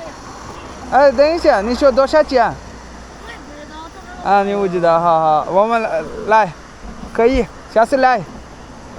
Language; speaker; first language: Chinese; non-native, learner; Malayalam